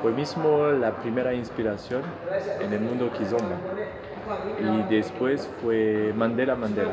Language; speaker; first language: Spanish; non-native, fluent; French